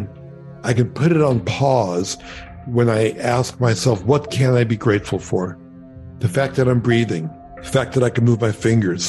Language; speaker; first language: English; early bilingual, other home language; Yiddish